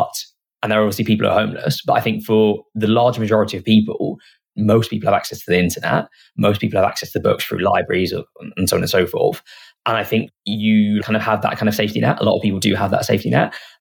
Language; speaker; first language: English; native; English